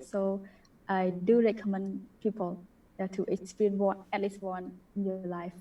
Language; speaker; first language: English; non-native, learner; Khmer